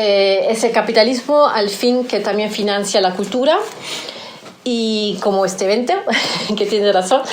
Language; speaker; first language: Spanish; non-native, fluent; German